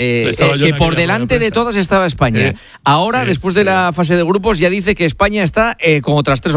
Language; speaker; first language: Spanish; native; Spanish